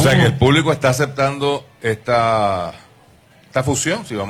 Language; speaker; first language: Spanish; native; Spanish